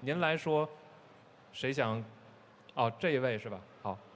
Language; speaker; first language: Chinese; native; Chinese